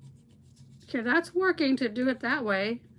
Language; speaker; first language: English; native; English